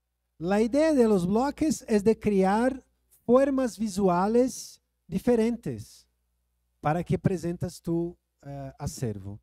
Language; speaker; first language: Spanish; non-native, fluent; Portuguese